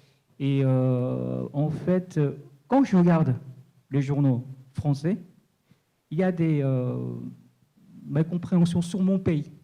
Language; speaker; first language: French; non-native, fluent; Korean